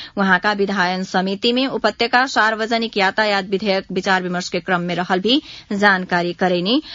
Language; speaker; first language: Bhojpuri; native; Bhojpuri